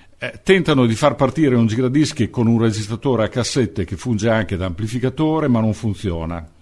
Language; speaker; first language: Italian; native; Italian